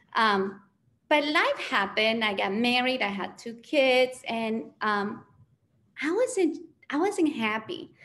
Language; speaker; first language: English; early bilingual, other home language; Spanish